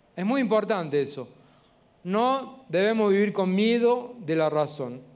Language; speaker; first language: Spanish; native; Spanish